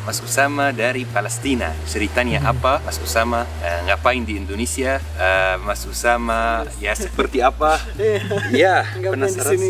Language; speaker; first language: Indonesian; non-native, fluent; Arabic